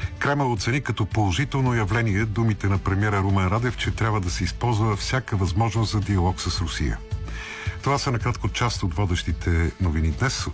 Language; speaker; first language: Bulgarian; native; Bulgarian